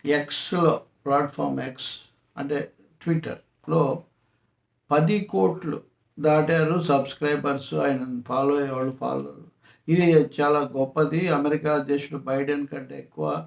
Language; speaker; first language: Telugu; native; Telugu